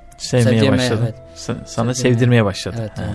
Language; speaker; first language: Turkish; native; Turkish